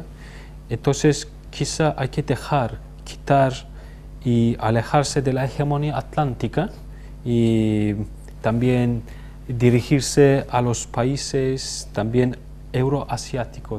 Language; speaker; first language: Spanish; non-native, fluent; Turkish